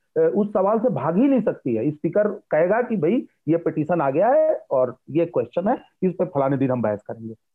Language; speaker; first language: Hindi; native; Hindi